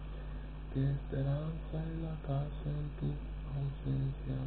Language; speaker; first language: Spanish; non-native, learner; Romanian